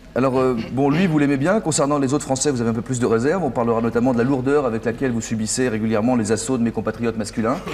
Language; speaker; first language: French; native; French